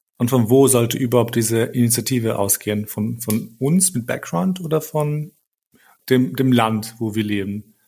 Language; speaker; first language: German; early bilingual, other home language; Albanian